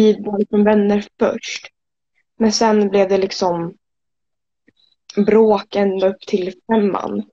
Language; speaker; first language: Swedish; native; Swedish